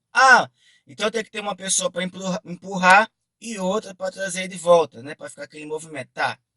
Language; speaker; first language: Portuguese; native; Portuguese